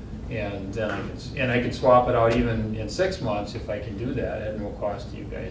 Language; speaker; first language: English; native; English